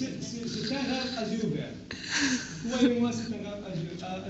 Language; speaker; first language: French; non-native, local second language; Arabic